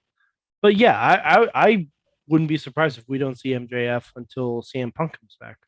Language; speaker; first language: English; native; English